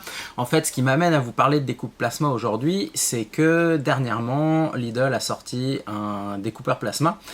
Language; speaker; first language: French; native; French